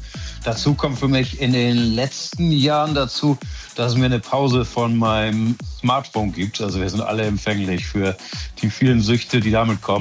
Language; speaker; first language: German; native; German